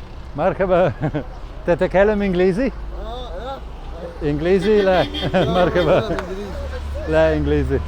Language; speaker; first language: Arabic; non-native, learner; Latvian